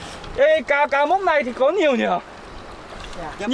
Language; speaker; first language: Vietnamese; non-native, fluent; Korean